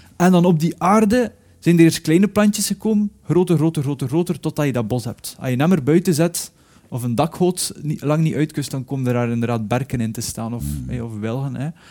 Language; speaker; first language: Dutch; native; Dutch